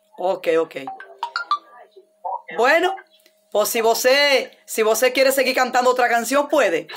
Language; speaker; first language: Spanish; native; Spanish